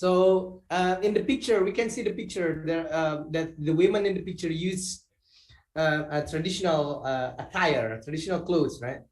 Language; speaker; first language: English; non-native, fluent; Indonesian